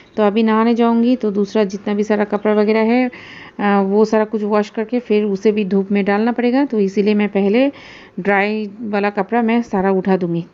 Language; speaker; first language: Hindi; non-native, local second language; Bangla